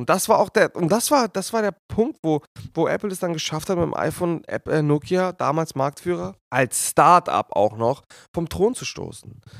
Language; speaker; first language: German; native; German